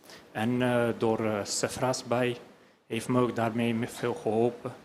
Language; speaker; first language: Dutch; early bilingual, other home language; Turkish